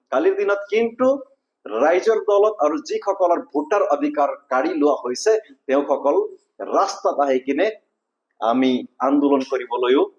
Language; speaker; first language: Assamese; non-native, local second language; Nepali